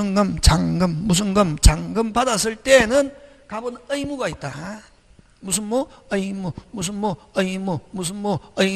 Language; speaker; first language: Korean; native; Korean